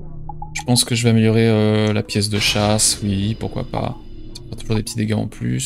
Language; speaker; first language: French; native; French